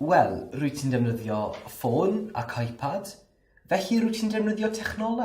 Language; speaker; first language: Welsh; non-native, learner; English